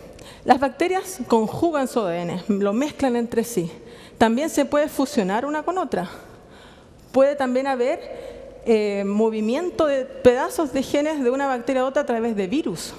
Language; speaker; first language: Spanish; native; Spanish